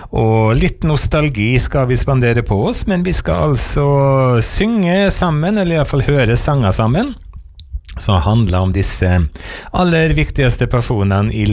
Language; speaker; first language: Norwegian; native; Norwegian